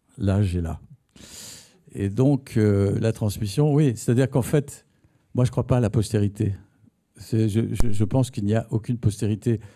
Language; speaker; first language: French; native; French